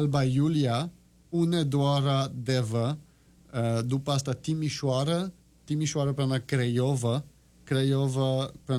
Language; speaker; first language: Romanian; non-native, learner; French